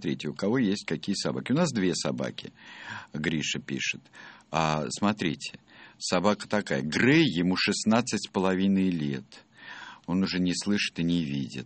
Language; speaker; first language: Russian; native; Russian